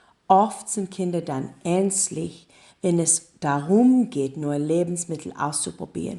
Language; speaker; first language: German; non-native, learner; English